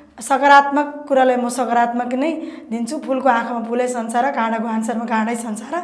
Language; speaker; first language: Nepali; non-native, local second language; Eastern Tamang